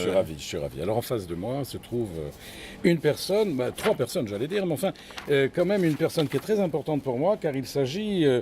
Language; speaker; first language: French; native; French